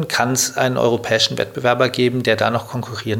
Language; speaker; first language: German; native; German